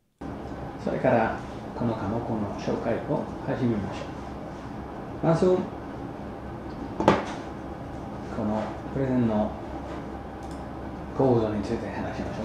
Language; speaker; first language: Japanese; non-native, fluent; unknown